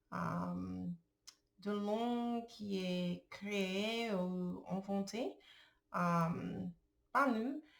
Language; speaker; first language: French; non-native, learner; English